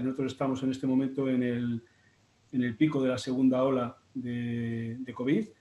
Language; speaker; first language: Spanish; native; Spanish